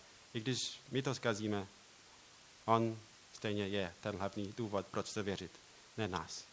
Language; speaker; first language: Czech; non-native, learner; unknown